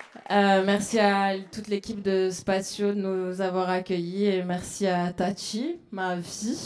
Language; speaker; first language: French; native; French